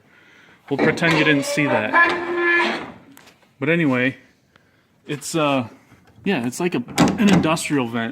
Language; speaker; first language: English; native; English